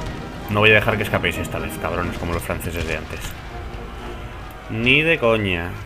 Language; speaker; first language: Spanish; native; Spanish